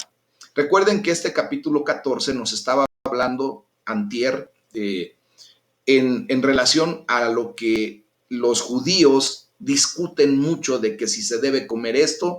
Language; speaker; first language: Spanish; native; Spanish